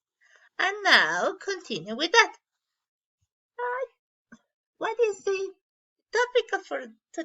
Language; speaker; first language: English; non-native, learner; Spanish